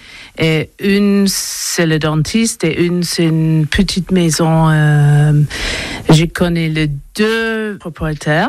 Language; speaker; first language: French; non-native, learner; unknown